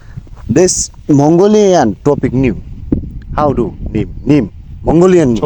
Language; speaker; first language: English; non-native, learner; Bangla